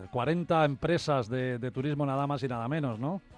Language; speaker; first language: Spanish; native; Spanish